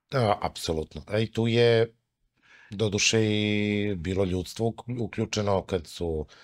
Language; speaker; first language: Serbian; native; Serbian